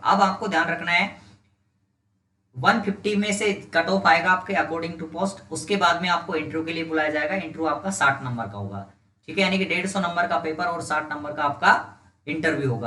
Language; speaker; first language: Hindi; native; Hindi